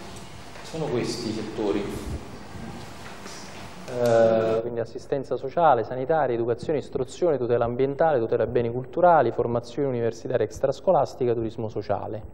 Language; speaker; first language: Italian; native; Italian